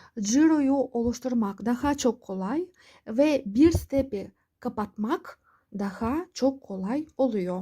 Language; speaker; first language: Turkish; non-native, fluent; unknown